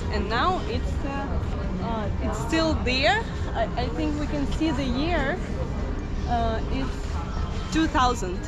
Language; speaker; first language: English; non-native, fluent; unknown